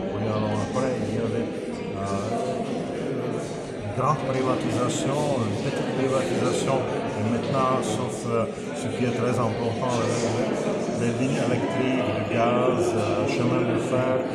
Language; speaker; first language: French; non-native, fluent; Czech